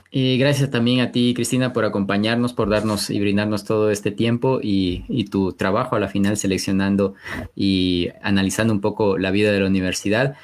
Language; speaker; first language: Spanish; native; Spanish